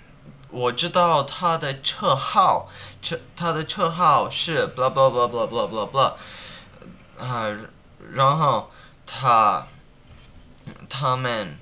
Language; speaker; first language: Chinese; non-native, learner; English